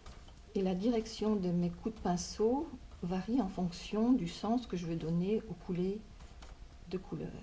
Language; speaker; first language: French; native; French